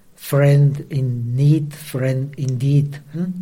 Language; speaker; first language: English; non-native, fluent; Czech